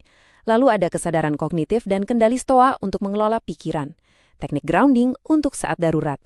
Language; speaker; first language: Indonesian; native; Indonesian